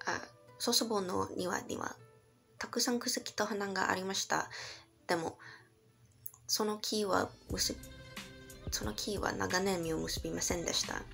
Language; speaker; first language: Japanese; non-native, learner; English